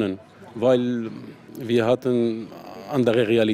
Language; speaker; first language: German; non-native, learner; Arabic